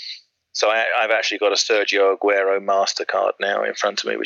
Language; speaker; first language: English; native; English